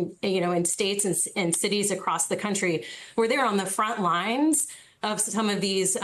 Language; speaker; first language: English; native; English